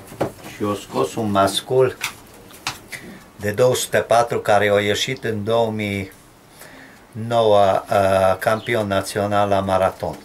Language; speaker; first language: Romanian; non-native, local second language; Hungarian